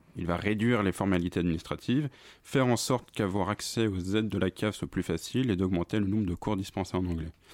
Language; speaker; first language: French; native; French